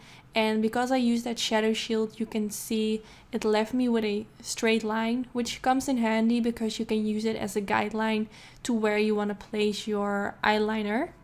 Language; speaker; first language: English; non-native, fluent; Dutch